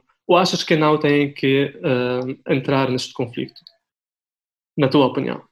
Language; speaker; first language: Portuguese; non-native, fluent; Arabic